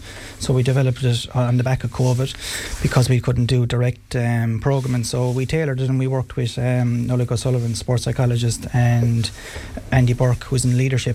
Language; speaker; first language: English; native; English